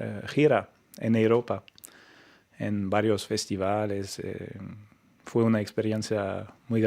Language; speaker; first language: Spanish; non-native, fluent; French